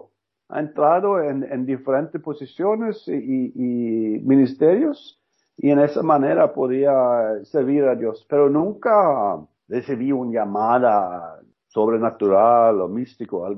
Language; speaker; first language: Spanish; non-native, learner; Norwegian